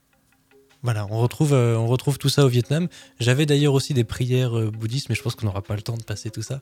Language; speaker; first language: French; native; French